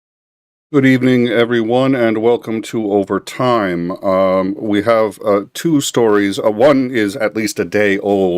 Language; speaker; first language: English; native; English